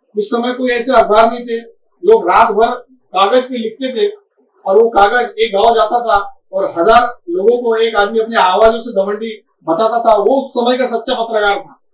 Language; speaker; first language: Hindi; non-native, local second language; Marathi